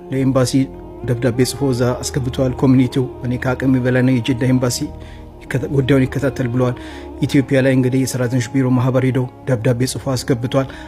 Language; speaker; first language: Amharic; native; Amharic